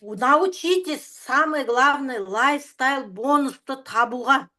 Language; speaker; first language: Russian; non-native, local second language; Kazakh